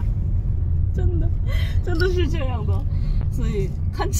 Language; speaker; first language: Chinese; non-native, learner; Korean